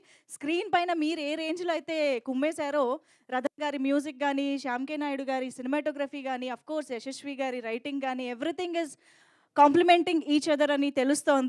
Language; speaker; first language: Telugu; native; Telugu